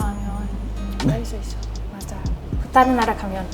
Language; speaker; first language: Korean; non-native, learner; Spanish